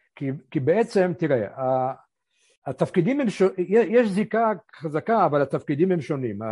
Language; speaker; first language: Hebrew; early bilingual, other home language; Polish